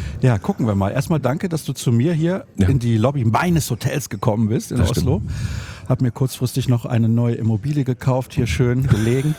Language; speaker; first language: German; native; German